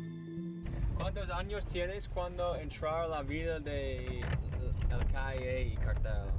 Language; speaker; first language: Spanish; non-native, learner; English